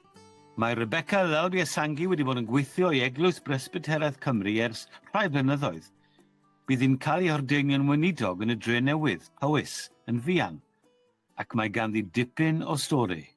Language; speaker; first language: Welsh; native; Welsh